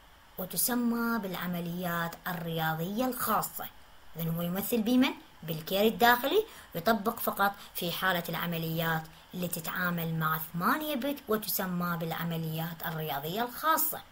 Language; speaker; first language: Arabic; native; Arabic